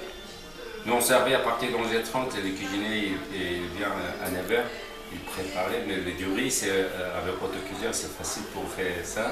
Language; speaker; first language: French; non-native, learner; Korean